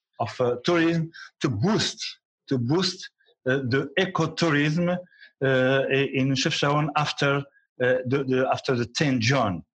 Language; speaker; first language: English; non-native, learner; Arabic